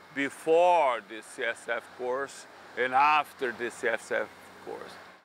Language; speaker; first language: English; non-native, fluent; Portuguese